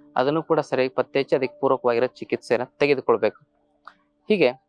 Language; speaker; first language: Kannada; native; Kannada